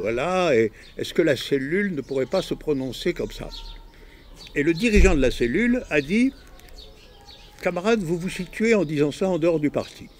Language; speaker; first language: French; native; French